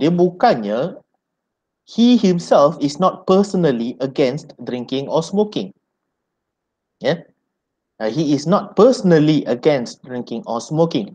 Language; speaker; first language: English; non-native, local second language; Malay